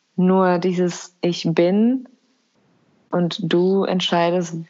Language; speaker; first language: German; early bilingual, other home language; Albanian